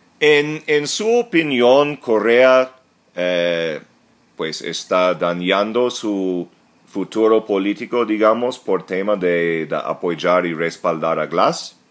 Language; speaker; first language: Spanish; non-native, fluent; English